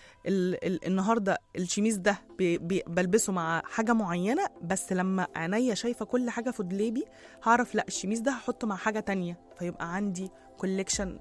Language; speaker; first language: Arabic; native; Arabic